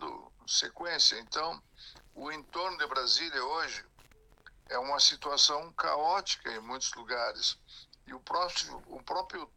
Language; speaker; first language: Portuguese; native; Portuguese